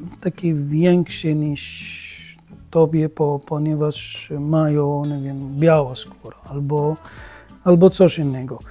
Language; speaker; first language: Polish; non-native, learner; Arabic